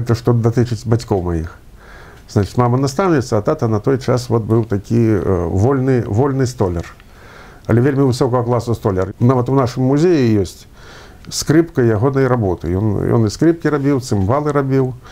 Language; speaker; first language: Belarusian; native; Belarusian